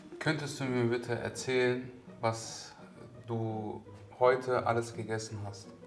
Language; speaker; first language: German; native; German